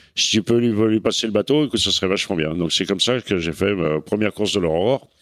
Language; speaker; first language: French; native; French